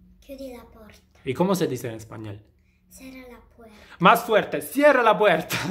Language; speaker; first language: Spanish; non-native, fluent; Italian